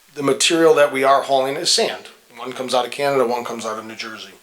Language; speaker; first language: English; native; English